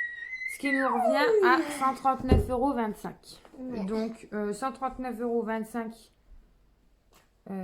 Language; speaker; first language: French; native; French